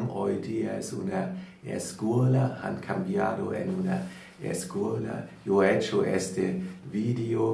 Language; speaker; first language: Spanish; non-native, learner; German